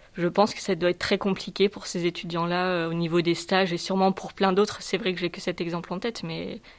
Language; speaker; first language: French; native; French